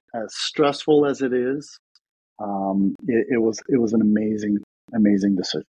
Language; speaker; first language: English; early bilingual, other home language; Russian